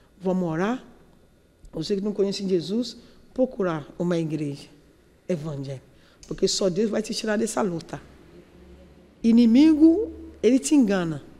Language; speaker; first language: Portuguese; non-native, learner; Yoruba